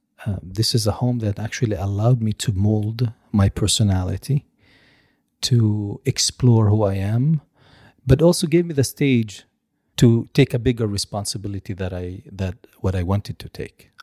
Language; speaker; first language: English; non-native, fluent; Hebrew